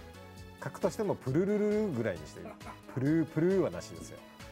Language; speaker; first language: Japanese; native; Japanese